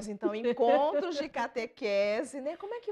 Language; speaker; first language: Portuguese; native; Portuguese